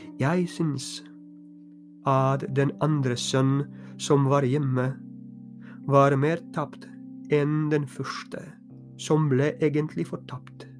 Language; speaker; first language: Norwegian; non-native, fluent; Polish